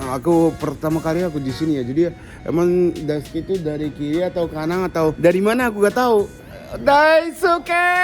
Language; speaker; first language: Indonesian; non-native, fluent; Japanese